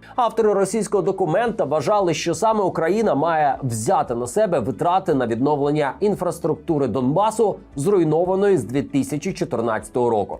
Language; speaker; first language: Ukrainian; native; Ukrainian